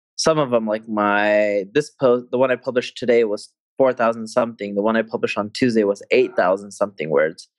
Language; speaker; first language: English; native; English